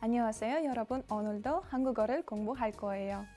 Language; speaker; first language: Korean; non-native, fluent; Kyrgyz